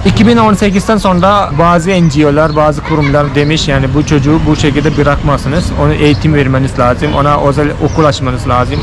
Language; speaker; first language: Turkish; non-native, fluent; Hindi